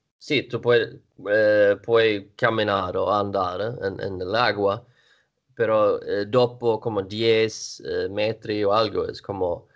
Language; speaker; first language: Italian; non-native, learner; Swedish